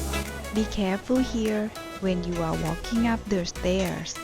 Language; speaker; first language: English; non-native, learner; Thai